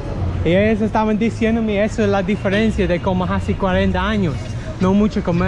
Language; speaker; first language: Spanish; non-native, learner; English